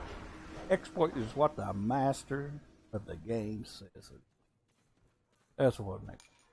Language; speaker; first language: English; native; English